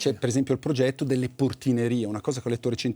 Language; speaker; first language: Italian; native; Italian